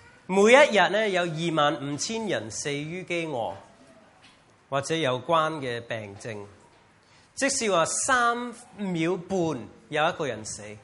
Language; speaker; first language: Cantonese; non-native, fluent; English